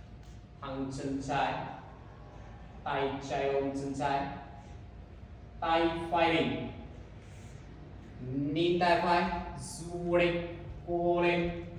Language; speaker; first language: Vietnamese; non-native, learner; Indonesian